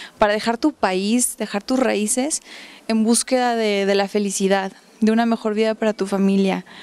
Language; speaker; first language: Spanish; early bilingual, heritage; Spanish